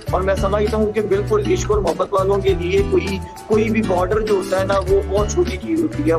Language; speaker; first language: Urdu; native; Urdu